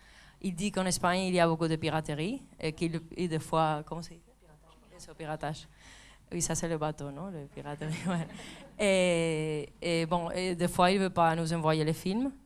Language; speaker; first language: French; non-native, fluent; Spanish